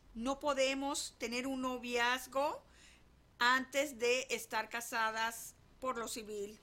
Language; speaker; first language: Spanish; native; Spanish